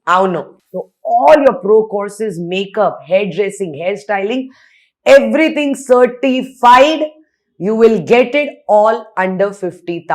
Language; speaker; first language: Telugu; non-native, local second language; Hindi